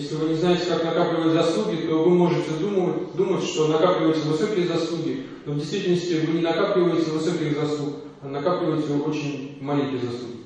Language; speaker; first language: Russian; native; Russian